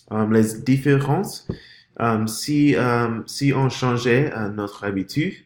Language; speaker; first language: French; non-native, learner; English